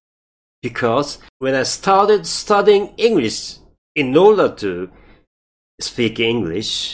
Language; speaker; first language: English; non-native, learner; Japanese